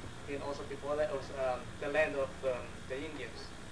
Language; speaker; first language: English; non-native, fluent; Chinese